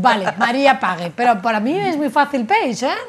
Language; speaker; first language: Spanish; native; Spanish